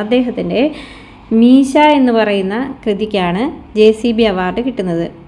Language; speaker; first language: Malayalam; native; Malayalam